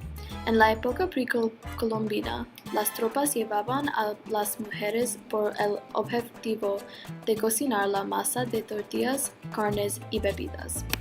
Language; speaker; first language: Spanish; non-native, learner; English